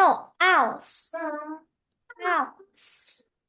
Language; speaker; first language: English; non-native, learner; Vietnamese